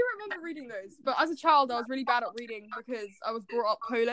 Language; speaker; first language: English; native; English